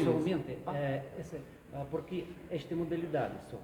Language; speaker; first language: Portuguese; non-native, fluent; Russian